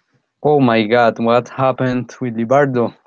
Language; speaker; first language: English; non-native, fluent; Spanish